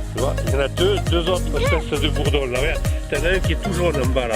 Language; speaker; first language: French; native; French